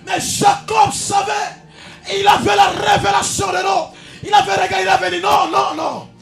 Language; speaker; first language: French; non-native, local second language; Swahili